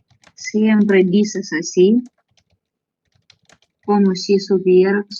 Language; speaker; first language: Spanish; non-native, learner; Russian